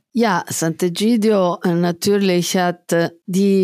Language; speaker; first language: German; non-native, fluent; Italian